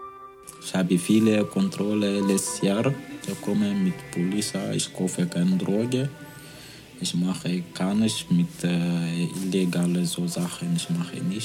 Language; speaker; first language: German; non-native, learner; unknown